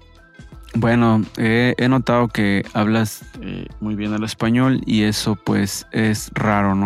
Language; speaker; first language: Spanish; native; Spanish